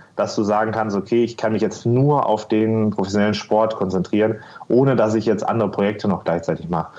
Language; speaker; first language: German; native; German